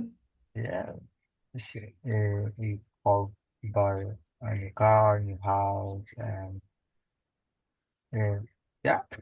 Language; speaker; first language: English; non-native, learner; Spanish